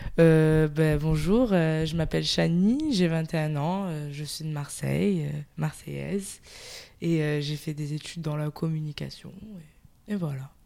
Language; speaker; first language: French; native; French